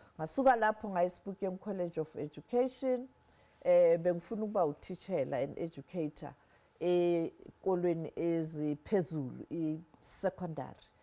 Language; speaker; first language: Zulu; non-native, local second language; Southern Sotho